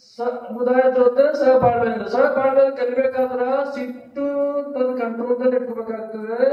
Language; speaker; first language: Kannada; native; Kannada